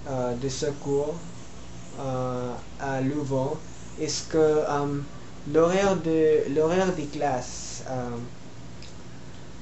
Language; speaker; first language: French; non-native, learner; Filipino